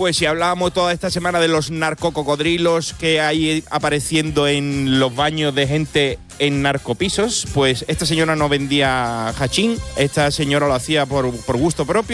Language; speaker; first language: Spanish; native; Spanish